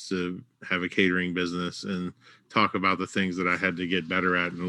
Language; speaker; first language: English; native; English